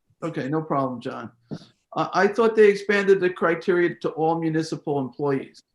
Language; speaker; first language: English; native; English